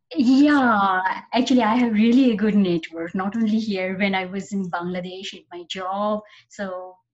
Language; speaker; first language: English; non-native, local second language; Bangla